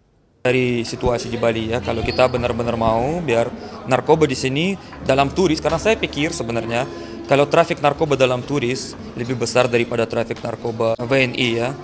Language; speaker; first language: Indonesian; non-native, learner; Russian